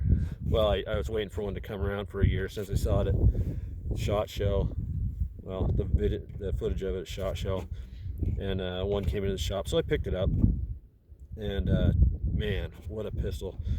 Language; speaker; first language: English; native; English